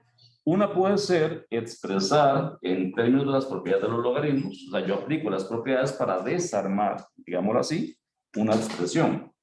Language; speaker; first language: Spanish; native; Spanish